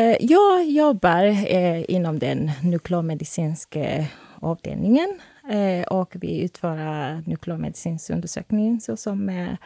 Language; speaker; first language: Swedish; non-native, fluent; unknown